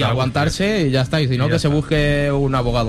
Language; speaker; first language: Spanish; native; Spanish